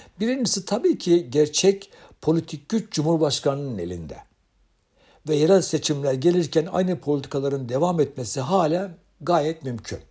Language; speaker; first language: Turkish; native; Turkish